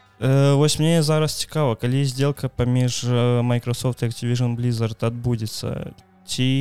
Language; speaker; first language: Belarusian; non-native, local second language; Russian